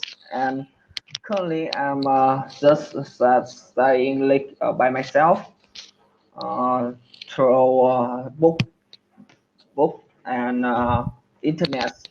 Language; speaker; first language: English; non-native, learner; Vietnamese